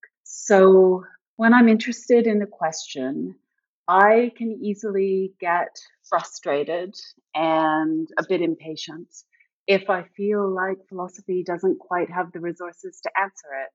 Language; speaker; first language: English; native; English